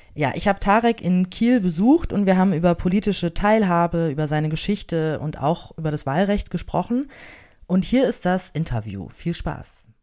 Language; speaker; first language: German; native; German